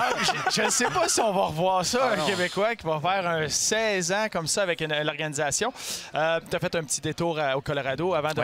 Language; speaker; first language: French; native; French